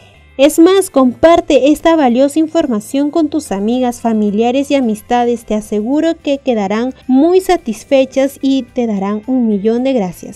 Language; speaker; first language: Spanish; native; Spanish